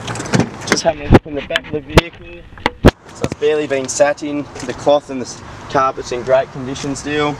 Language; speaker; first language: English; native; English